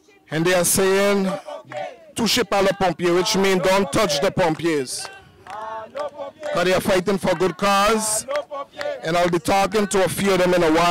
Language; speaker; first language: English; native; English